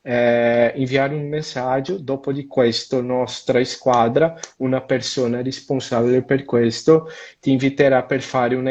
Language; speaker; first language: Italian; non-native, learner; Portuguese